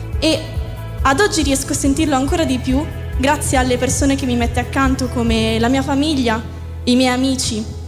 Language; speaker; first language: Italian; early bilingual, other home language; Romanian